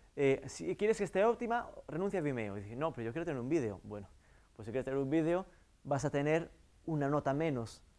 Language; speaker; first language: Spanish; native; Spanish